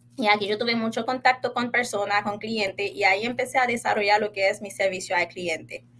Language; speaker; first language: Spanish; non-native, fluent; Haitian Creole